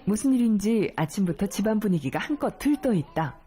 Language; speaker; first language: Korean; native; Korean